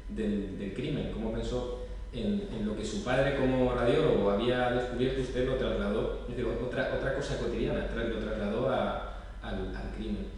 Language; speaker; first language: Spanish; native; Spanish